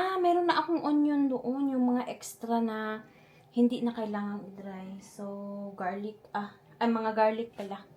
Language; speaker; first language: Filipino; non-native, local second language; Cebuano